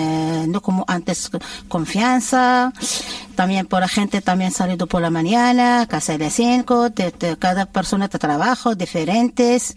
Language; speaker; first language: Spanish; non-native, learner; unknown